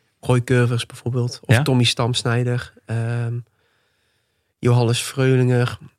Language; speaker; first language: Dutch; native; Dutch